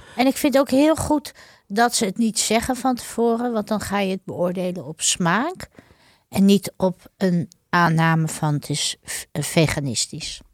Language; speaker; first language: Dutch; early bilingual, other home language; Indonesian